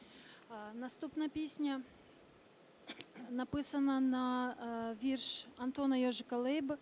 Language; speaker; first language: Ukrainian; native; Ukrainian